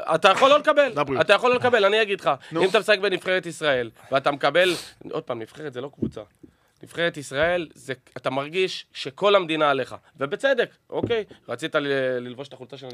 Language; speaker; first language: Hebrew; native; Hebrew